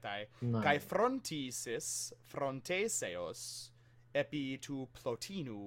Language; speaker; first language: Greek; non-native, fluent; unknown